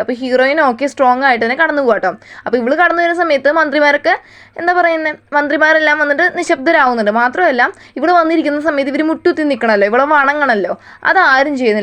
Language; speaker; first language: Malayalam; native; Malayalam